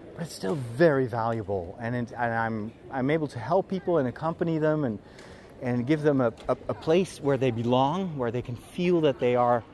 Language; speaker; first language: English; non-native, fluent; Dutch